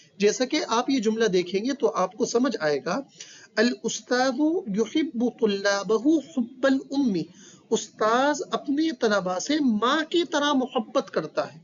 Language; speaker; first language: Urdu; native; Urdu